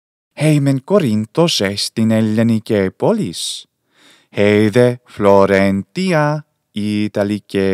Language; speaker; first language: Greek; non-native, fluent; English